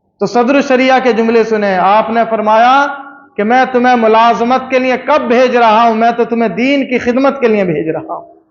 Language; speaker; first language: Urdu; native; Urdu